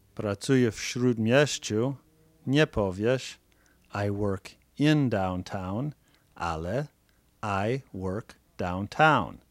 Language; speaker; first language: Polish; non-native, fluent; English